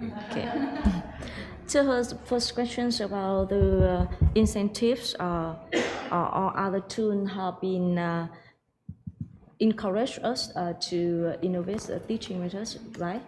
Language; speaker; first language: English; non-native, fluent; Vietnamese